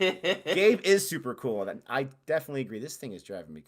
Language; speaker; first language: English; native; English